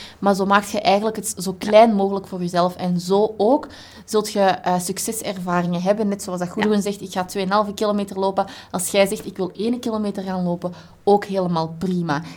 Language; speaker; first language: Dutch; native; Dutch